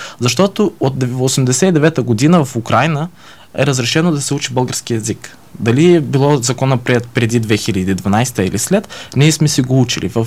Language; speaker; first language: Bulgarian; early bilingual, heritage; Bulgarian